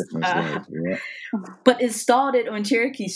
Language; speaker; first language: English; native; English